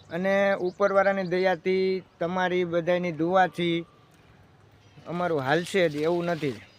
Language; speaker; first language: Gujarati; native; Gujarati